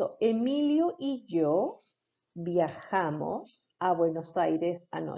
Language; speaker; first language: Spanish; non-native, fluent; English